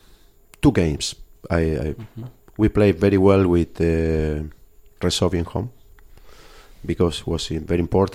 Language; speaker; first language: English; non-native, fluent; Spanish